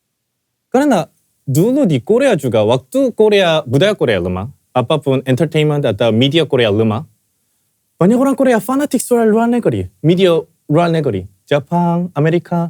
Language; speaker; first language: Indonesian; non-native, fluent; Korean